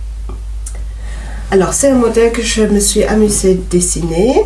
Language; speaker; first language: French; native; French